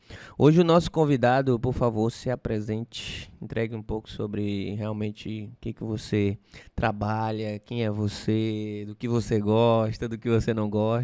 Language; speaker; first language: Portuguese; native; Portuguese